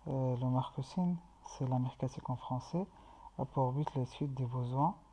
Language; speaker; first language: French; non-native, local second language; Arabic